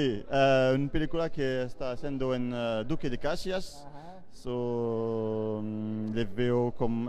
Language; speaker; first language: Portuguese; non-native, learner; French